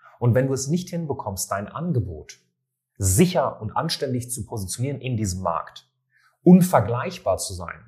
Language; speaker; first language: German; native; German